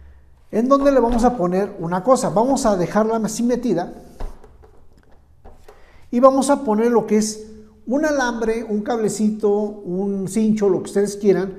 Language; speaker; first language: Spanish; native; Spanish